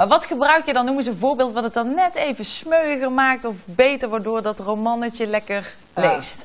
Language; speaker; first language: Dutch; native; Dutch